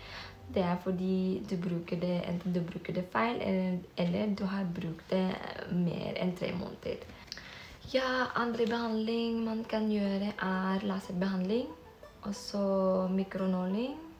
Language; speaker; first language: Norwegian; non-native, fluent; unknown